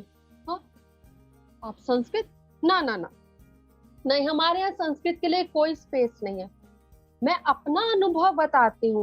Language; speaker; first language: Hindi; native; Hindi